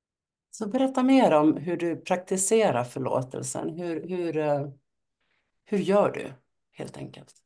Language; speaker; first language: Swedish; native; Swedish